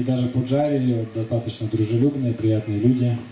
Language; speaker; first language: Russian; native; Russian